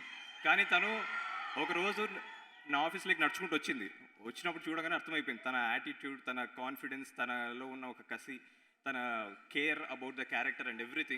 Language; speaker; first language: Telugu; native; Telugu